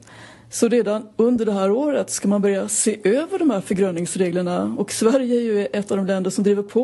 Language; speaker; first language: Swedish; native; Swedish